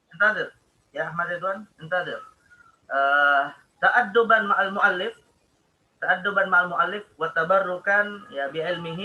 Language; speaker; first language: Arabic; non-native, fluent; Indonesian